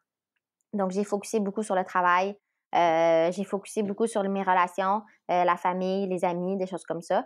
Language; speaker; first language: French; native; French